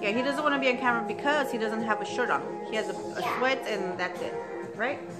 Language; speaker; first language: English; early bilingual, other home language; Spanish